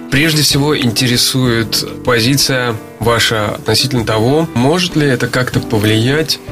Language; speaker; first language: Russian; native; Russian